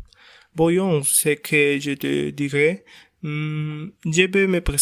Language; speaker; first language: French; non-native, learner; Spanish